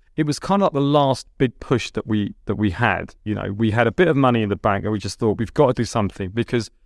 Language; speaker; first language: English; early bilingual, other home language; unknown